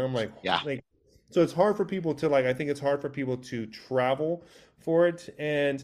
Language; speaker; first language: English; native; English